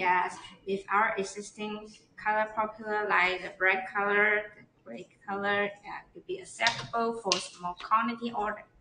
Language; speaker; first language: English; non-native, learner; Chinese